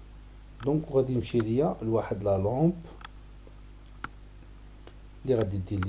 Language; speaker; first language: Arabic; native; Arabic